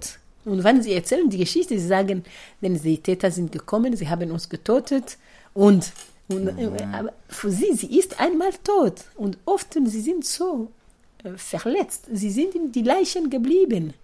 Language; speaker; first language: German; non-native, fluent; Kinyarwanda